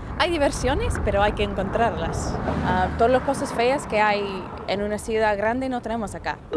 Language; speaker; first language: Spanish; non-native, fluent; English